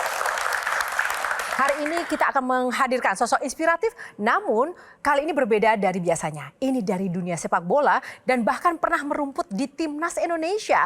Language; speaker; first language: Indonesian; native; Indonesian